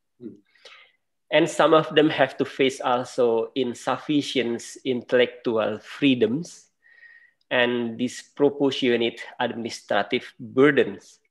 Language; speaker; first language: English; non-native, fluent; Indonesian